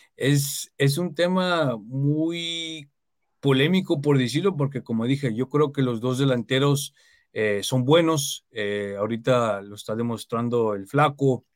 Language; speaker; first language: Spanish; early bilingual, heritage; Spanish